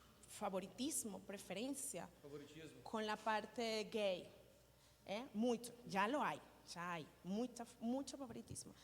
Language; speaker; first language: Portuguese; non-native, learner; Spanish